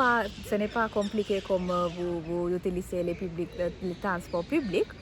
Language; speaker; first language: French; non-native, learner; Sinhala